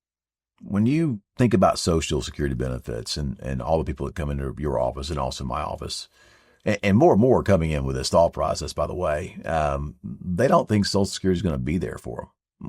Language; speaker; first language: English; native; English